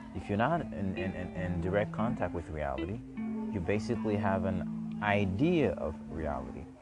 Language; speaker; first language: English; non-native, fluent; Haitian Creole